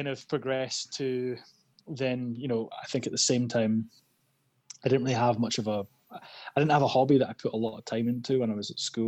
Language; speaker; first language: English; native; English